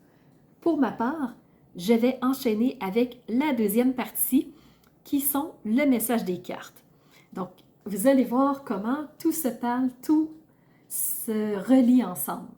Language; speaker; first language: French; native; French